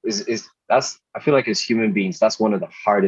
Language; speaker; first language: English; non-native, local second language; Igbo